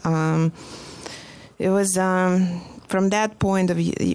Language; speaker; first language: English; non-native, fluent; Russian